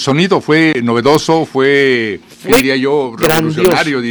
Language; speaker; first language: Spanish; native; Spanish